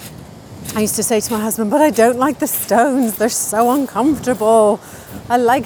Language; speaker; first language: English; native; English